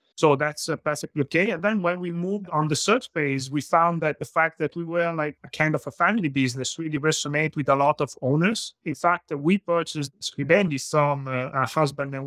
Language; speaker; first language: English; non-native, fluent; Italian